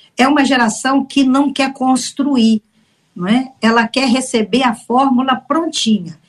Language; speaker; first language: Portuguese; native; Portuguese